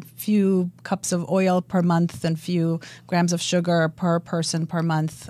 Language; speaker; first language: English; early bilingual, other home language; Romanian